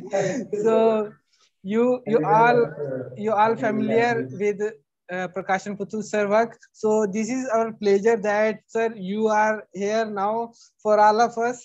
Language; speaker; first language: English; non-native, local second language; Hindi